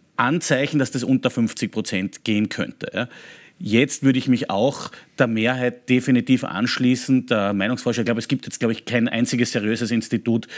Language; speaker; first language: German; native; German